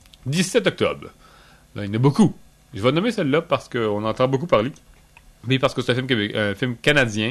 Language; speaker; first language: French; native; French